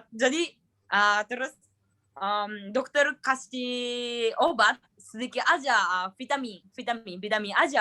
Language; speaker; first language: Indonesian; non-native, learner; Japanese